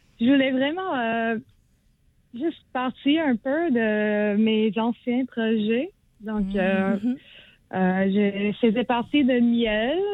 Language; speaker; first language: French; non-native, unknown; English